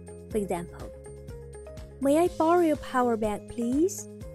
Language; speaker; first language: English; non-native, fluent; Chinese